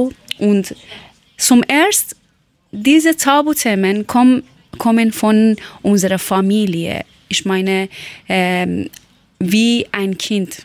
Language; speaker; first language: German; non-native, learner; Persian